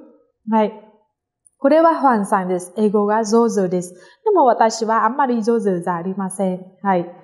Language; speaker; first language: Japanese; non-native, fluent; Vietnamese